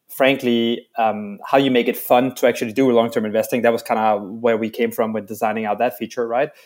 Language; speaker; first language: English; non-native, fluent; Danish